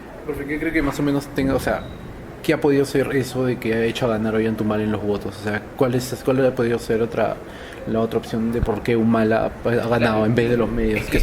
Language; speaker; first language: Spanish; native; Spanish